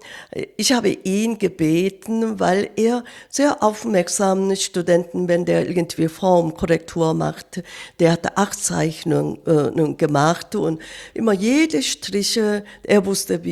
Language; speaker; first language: German; non-native, fluent; Korean